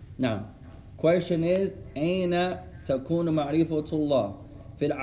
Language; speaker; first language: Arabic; non-native, fluent; English